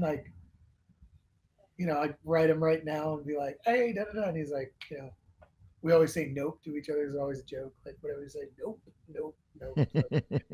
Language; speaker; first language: English; native; English